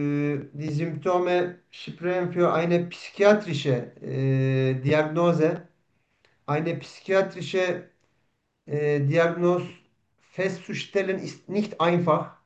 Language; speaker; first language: German; non-native, fluent; Turkish